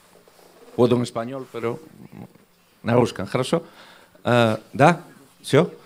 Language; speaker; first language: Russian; non-native, fluent; Spanish